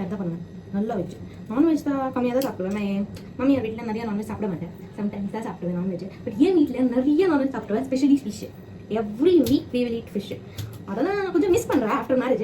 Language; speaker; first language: Tamil; non-native, learner; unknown